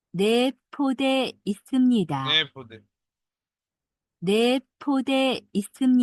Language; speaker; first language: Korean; non-native, fluent; Bangla